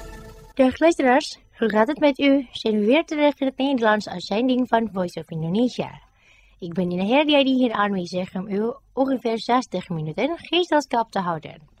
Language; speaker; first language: Dutch; non-native, fluent; Indonesian